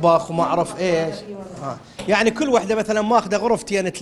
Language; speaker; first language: Arabic; native; Arabic